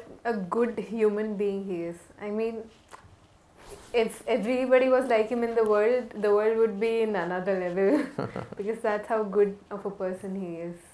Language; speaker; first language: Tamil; non-native, learner; Tulu